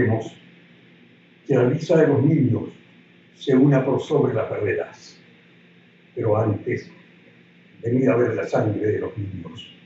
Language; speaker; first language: Spanish; native; Spanish